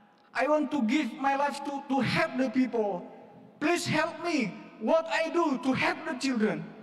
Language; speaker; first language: English; non-native, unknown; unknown